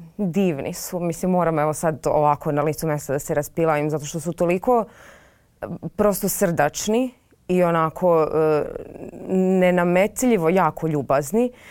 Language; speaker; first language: Serbian; native; Serbian